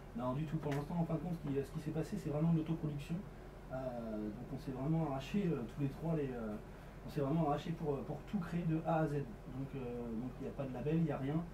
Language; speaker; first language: French; native; French